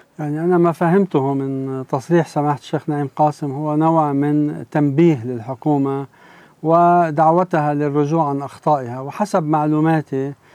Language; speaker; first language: Arabic; native; Arabic